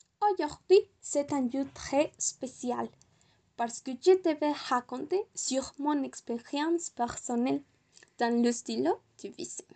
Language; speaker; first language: French; non-native, learner; Spanish